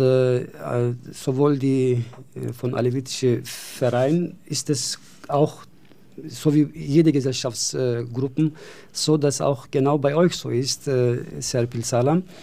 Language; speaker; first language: German; non-native, fluent; Turkish